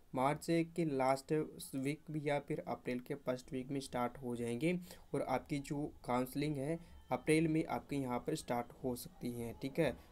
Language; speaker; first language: Hindi; native; Hindi